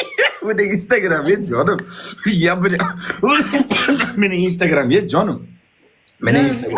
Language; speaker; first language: Russian; non-native, learner; Uzbek